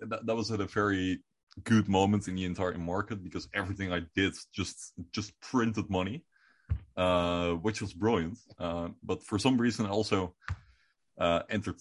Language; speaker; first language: English; non-native, fluent; Dutch